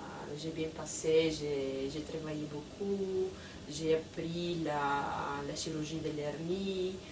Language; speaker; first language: French; non-native, fluent; Italian